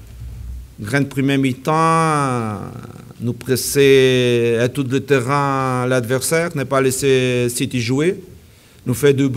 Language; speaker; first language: French; non-native, learner; Portuguese